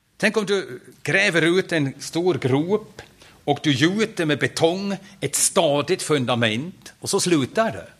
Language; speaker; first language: Swedish; non-native, fluent; German